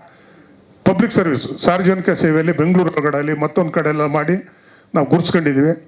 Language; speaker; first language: Kannada; native; Kannada